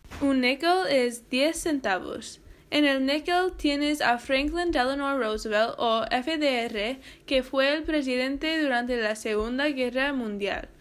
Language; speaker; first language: Spanish; non-native, fluent; English